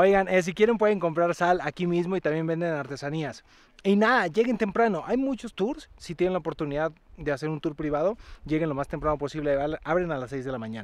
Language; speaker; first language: Spanish; native; Spanish